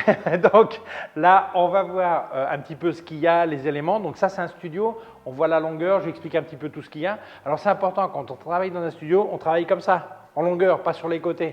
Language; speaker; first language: French; native; French